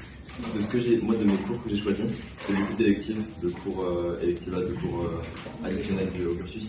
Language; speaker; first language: French; native; French